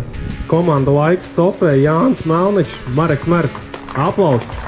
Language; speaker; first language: Latvian; native; Latvian